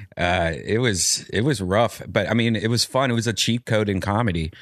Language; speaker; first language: English; native; English